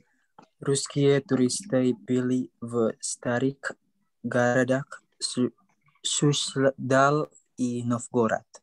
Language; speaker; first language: Russian; non-native, learner; Indonesian